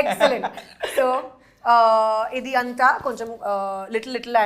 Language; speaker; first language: Telugu; non-native, learner; Hindi